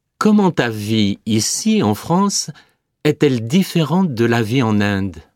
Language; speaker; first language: French; native; French